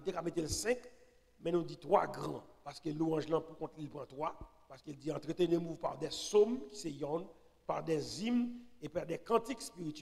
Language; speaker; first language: French; non-native, local second language; Haitian Creole